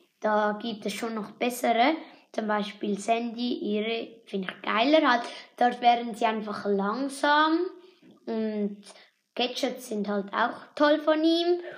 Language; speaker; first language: German; native; German